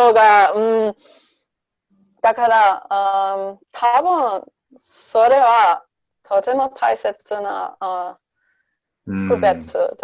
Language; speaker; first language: Japanese; non-native, learner; Danish